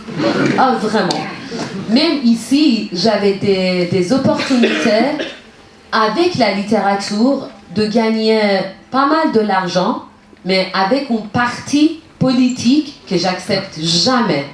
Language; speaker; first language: French; non-native, learner; Persian